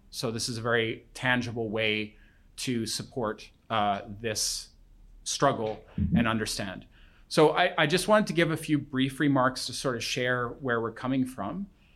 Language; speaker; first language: English; native; English